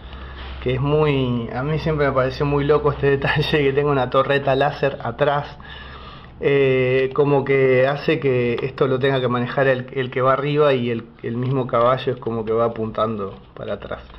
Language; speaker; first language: Spanish; native; Spanish